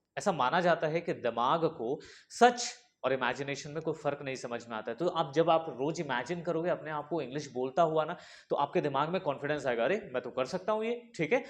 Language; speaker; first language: Hindi; native; Hindi